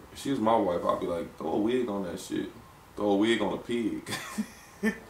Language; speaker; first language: English; native; English